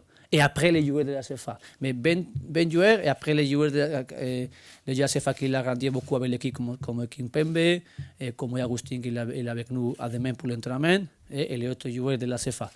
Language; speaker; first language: French; non-native, learner; Spanish